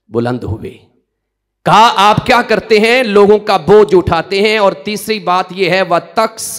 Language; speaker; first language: Urdu; non-native, local second language; Punjabi